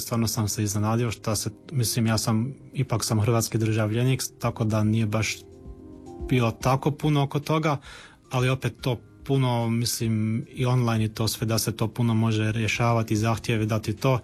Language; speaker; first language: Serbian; early bilingual, heritage; Croatian